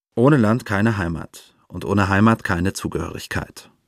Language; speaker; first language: German; native; German